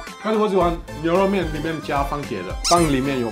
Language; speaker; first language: Chinese; non-native, fluent; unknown